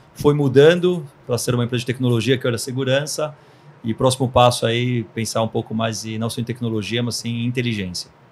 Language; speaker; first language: Portuguese; early bilingual, other home language; Hebrew